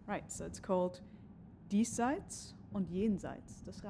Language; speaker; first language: German; non-native, learner; English